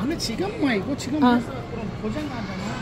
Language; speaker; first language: Korean; non-native, learner; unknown